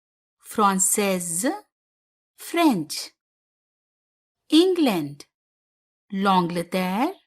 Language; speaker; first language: French; non-native, fluent; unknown